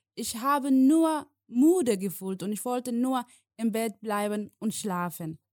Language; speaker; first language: German; non-native, learner; Somali